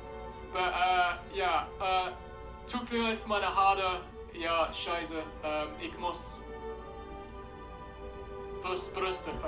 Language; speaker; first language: German; non-native, learner; English